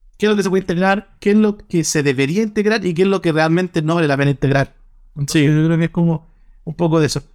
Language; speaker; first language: Spanish; native; Spanish